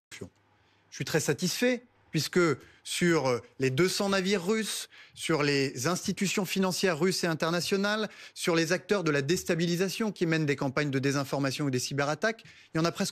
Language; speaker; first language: French; native; French